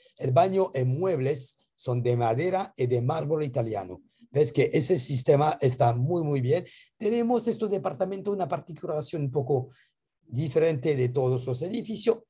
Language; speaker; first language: Spanish; non-native, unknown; French